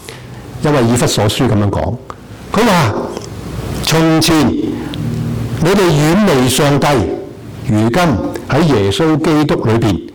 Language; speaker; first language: Chinese; non-native, local second language; Cantonese